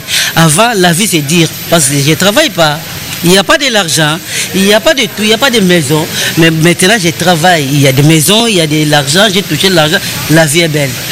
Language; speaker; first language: French; non-native, learner; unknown